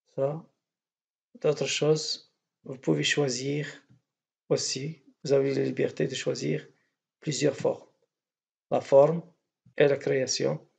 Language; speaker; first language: French; non-native, local second language; Arabic